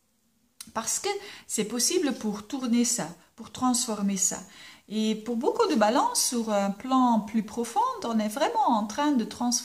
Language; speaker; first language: French; non-native, local second language; Dutch